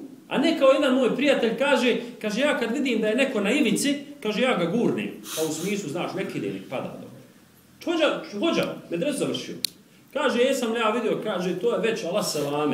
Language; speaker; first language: Serbian; native; Serbian